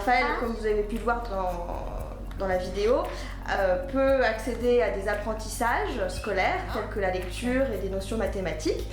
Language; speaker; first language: French; native; French